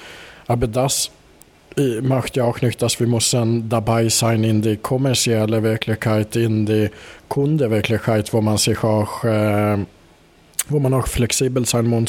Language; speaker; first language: German; non-native, fluent; Swedish